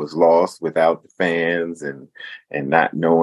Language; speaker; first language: English; native; English